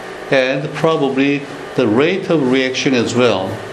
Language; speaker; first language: English; non-native, fluent; Korean